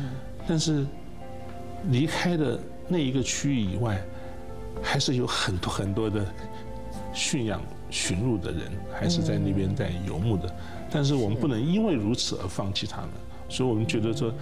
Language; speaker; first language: Chinese; native; Chinese